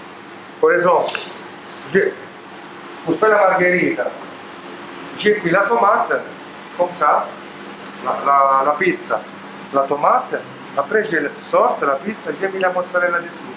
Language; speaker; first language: French; non-native, learner; Italian